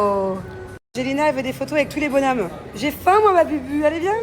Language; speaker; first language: French; native; French